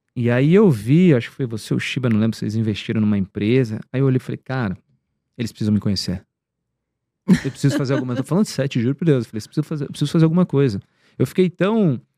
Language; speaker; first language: Portuguese; native; Portuguese